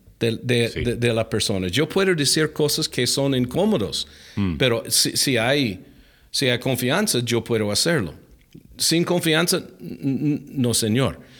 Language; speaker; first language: Spanish; non-native, fluent; English